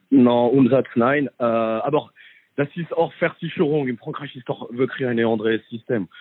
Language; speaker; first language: German; non-native, learner; French